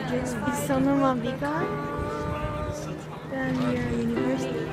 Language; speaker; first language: English; non-native, learner; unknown